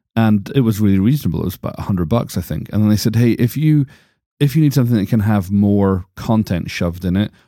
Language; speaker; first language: English; native; English